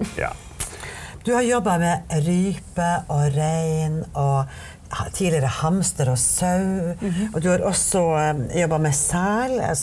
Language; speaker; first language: Norwegian; native; Norwegian